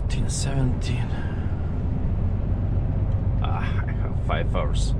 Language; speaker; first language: English; non-native, learner; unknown